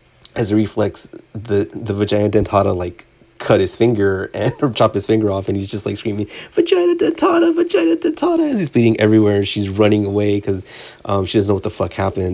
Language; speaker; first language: English; native; English